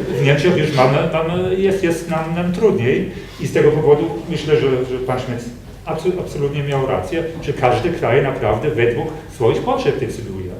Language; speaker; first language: Polish; non-native, fluent; German